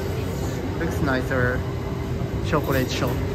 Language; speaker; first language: English; non-native, learner; Japanese